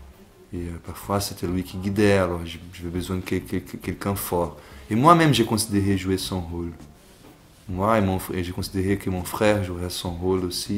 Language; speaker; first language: French; non-native, fluent; Portuguese